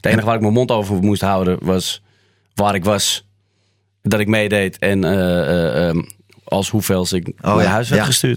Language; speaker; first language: Dutch; native; Dutch